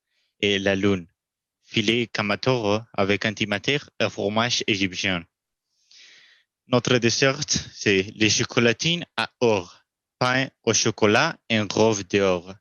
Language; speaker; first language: French; non-native, learner; Spanish